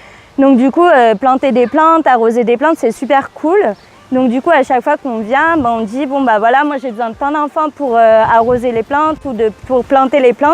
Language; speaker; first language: French; native; French